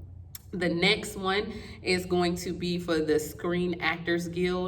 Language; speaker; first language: English; native; English